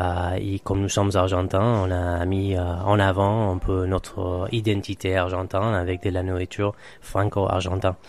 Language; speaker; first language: French; non-native, fluent; Spanish